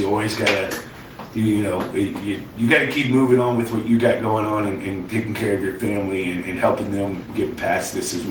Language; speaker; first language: English; native; English